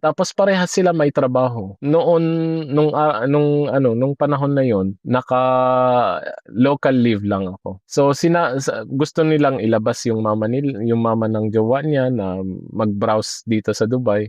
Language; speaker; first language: Filipino; non-native, fluent; Arabic